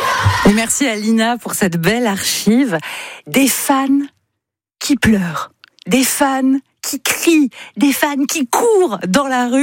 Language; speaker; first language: French; native; French